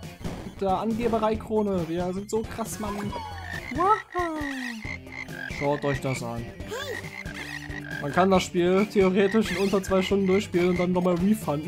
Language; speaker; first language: German; native; German